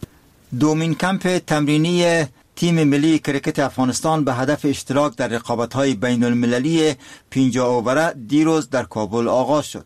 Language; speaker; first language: Persian; native; Persian